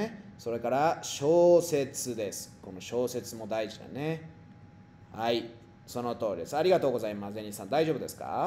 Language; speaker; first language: Japanese; non-native, fluent; Spanish